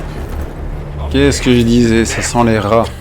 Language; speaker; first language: French; native; French